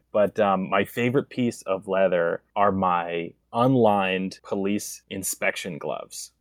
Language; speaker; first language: English; native; English